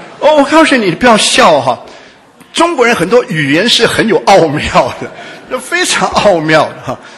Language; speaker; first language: Chinese; non-native, local second language; Hakka Chinese